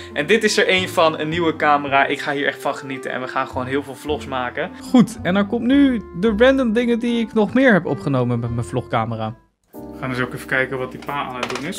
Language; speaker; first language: Dutch; native; Dutch